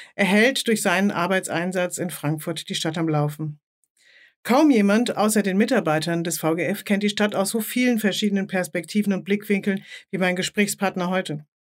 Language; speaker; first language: German; native; German